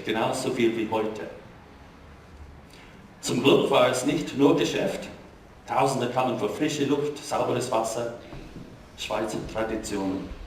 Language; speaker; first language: German; non-native, fluent; English